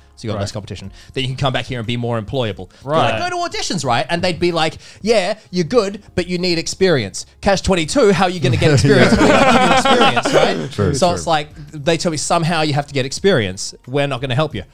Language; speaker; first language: English; native; English